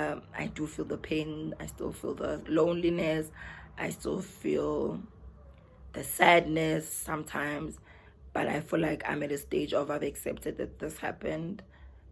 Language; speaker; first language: English; non-native, local second language; Zulu